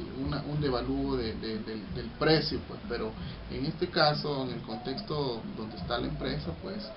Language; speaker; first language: Spanish; native; Spanish